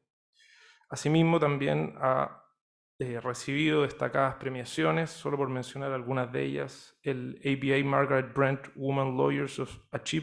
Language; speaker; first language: Spanish; native; Spanish